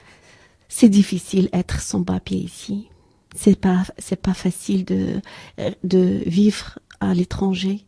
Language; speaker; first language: French; non-native, learner; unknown